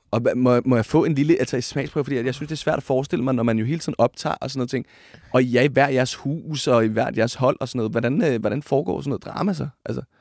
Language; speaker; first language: Danish; native; Danish